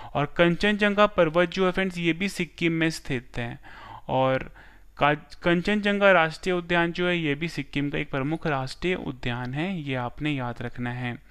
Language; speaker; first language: Hindi; non-native, local second language; Gujarati